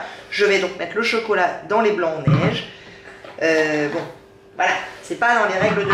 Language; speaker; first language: French; native; French